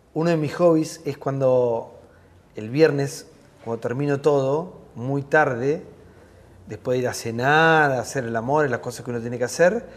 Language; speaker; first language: Spanish; native; Spanish